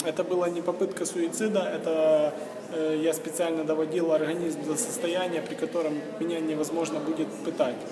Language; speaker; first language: Russian; non-native, local second language; Ukrainian